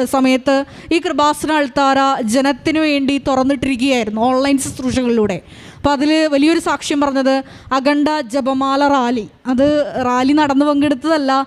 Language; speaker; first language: Malayalam; native; Malayalam